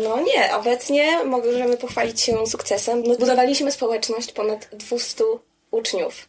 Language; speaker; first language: Polish; native; Polish